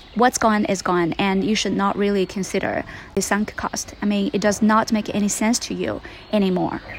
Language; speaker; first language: English; non-native, fluent; Chinese